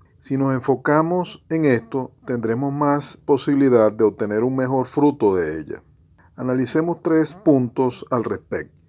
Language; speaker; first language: Spanish; native; Spanish